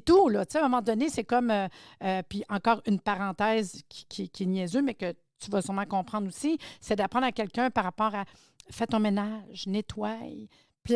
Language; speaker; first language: French; native; French